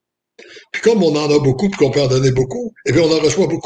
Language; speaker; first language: French; native; French